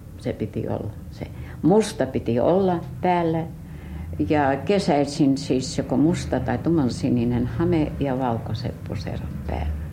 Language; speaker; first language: Finnish; early bilingual, heritage; Finnish